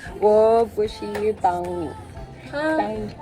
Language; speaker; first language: Chinese; non-native, learner; Filipino